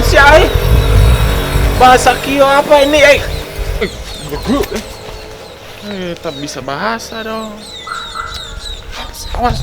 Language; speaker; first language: Indonesian; non-native, local second language; English